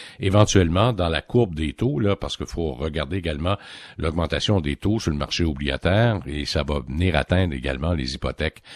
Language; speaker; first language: French; native; French